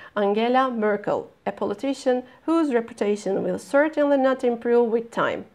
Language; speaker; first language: English; non-native, fluent; Turkish